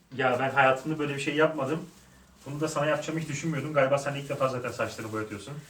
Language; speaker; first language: Turkish; native; Turkish